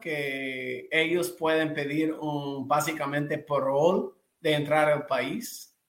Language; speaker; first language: Spanish; non-native, fluent; English